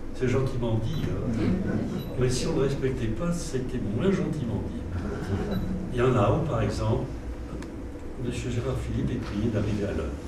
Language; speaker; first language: French; native; French